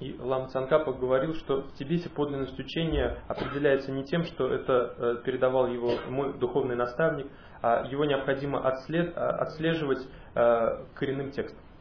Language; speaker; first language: Russian; native; Russian